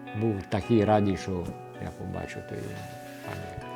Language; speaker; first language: Ukrainian; early bilingual, heritage; Ukrainian